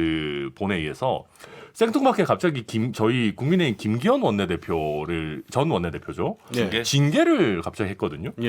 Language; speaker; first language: Korean; native; Korean